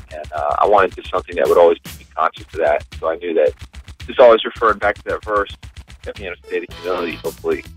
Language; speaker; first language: English; native; English